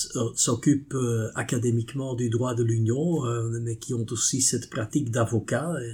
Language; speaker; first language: French; non-native, fluent; Dutch